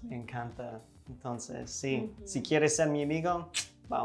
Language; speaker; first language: Spanish; non-native, fluent; English